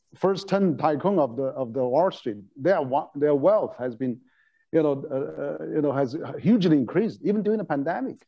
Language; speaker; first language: English; non-native, fluent; Chinese